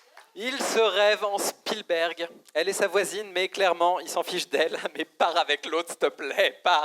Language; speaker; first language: French; native; French